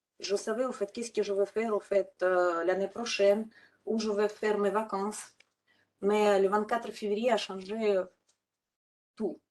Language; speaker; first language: French; non-native, fluent; Ukrainian